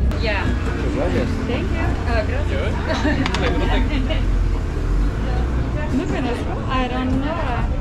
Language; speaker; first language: English; non-native, learner; French